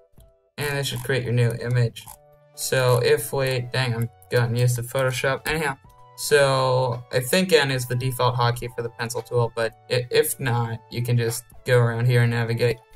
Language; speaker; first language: English; native; English